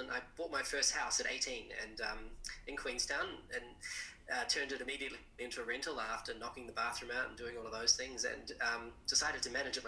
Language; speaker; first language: English; native; English